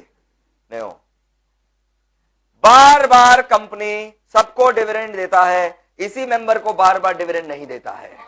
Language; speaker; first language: Hindi; non-native, local second language; Bangla